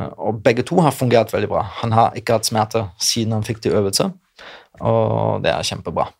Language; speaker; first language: Norwegian; non-native, fluent; German